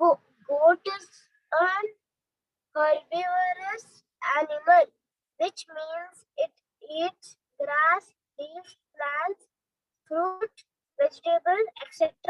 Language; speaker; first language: English; non-native, learner; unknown